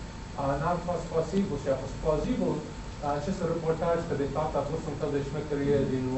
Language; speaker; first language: Romanian; non-native, learner; English